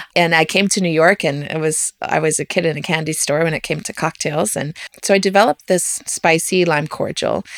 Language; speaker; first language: English; native; English